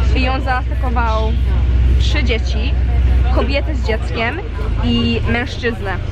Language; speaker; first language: Polish; early bilingual, heritage; Polish